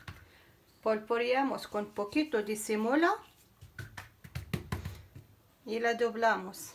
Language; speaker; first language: Spanish; non-native, fluent; Arabic